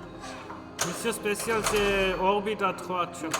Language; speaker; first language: French; non-native, local second language; German